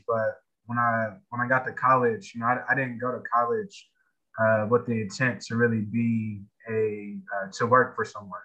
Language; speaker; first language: English; native; English